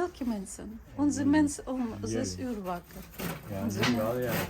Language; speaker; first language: Dutch; non-native, learner; Ukrainian